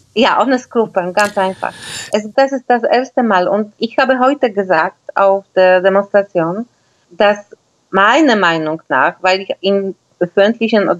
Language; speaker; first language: German; non-native, fluent; Polish